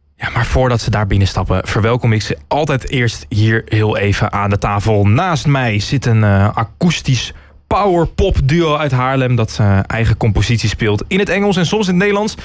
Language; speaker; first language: Dutch; native; Dutch